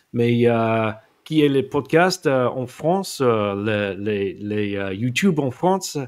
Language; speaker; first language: French; non-native, learner; English